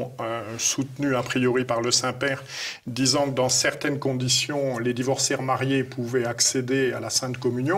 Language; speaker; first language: French; native; French